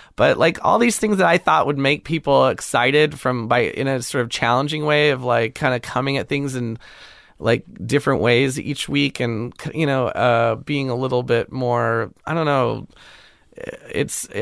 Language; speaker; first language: English; native; English